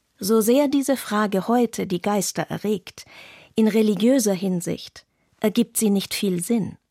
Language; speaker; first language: German; non-native, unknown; Arabic